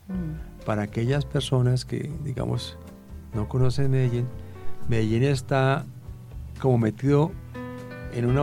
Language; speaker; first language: Spanish; native; Spanish